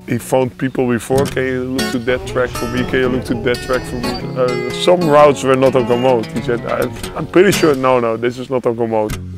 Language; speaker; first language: English; non-native, fluent; Dutch